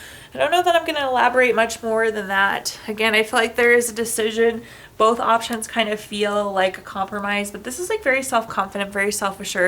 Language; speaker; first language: English; native; English